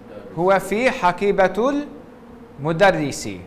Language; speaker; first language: Arabic; non-native, fluent; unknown